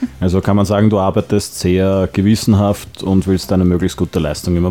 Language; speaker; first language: German; native; German